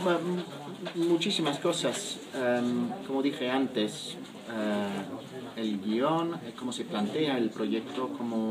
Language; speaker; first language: Spanish; non-native, fluent; English